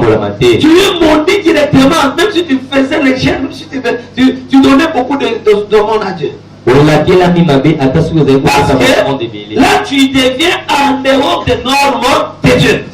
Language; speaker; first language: French; non-native, local second language; Lingala